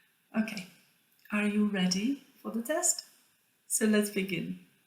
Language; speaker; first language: English; non-native, fluent; Polish